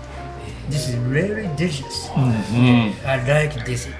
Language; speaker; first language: English; non-native, learner; Japanese